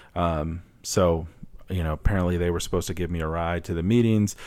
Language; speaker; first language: English; early bilingual, other home language; Spanish